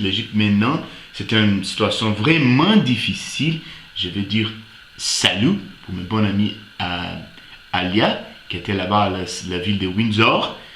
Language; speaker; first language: French; non-native, fluent; Portuguese